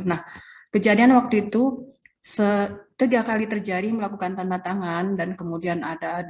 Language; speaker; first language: Indonesian; native; Indonesian